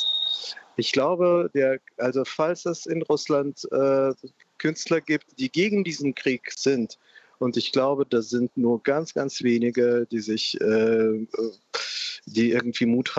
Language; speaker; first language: German; non-native, fluent; Russian